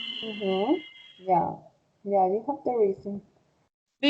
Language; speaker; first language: English; non-native, fluent; Spanish